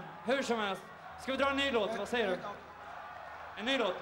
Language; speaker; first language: Swedish; native; Swedish